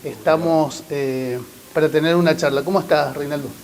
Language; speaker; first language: Spanish; native; Spanish